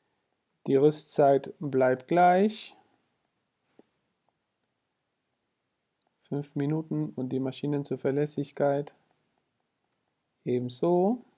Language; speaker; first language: German; non-native, fluent; Spanish